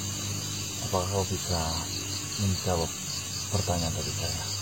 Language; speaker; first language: Indonesian; native; Indonesian